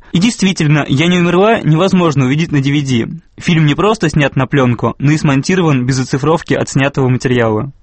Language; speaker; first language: Russian; native; Russian